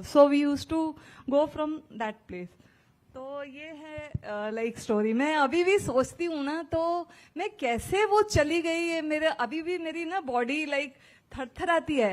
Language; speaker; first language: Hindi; non-native, local second language; Punjabi